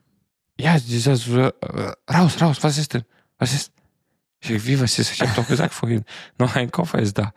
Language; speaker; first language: German; non-native, fluent; Romanian